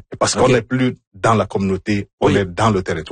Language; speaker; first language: French; non-native, fluent; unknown